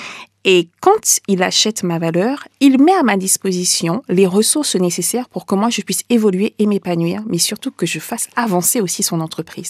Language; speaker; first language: French; native; French